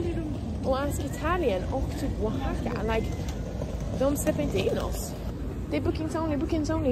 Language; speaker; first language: Swedish; native; Swedish